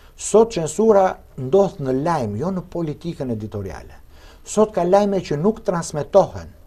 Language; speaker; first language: Albanian; native; Albanian